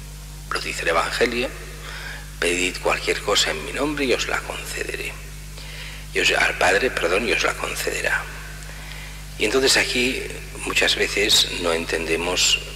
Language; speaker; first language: Spanish; native; Spanish